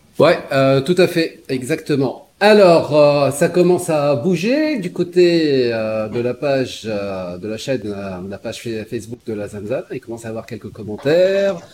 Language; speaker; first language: French; non-native, local second language; Arabic